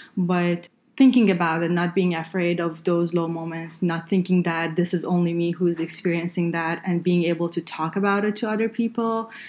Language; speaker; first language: English; non-native, fluent; Persian